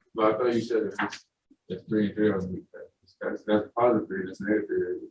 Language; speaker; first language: English; native; English